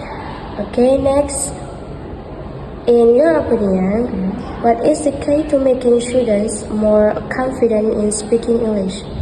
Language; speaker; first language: English; non-native, learner; Indonesian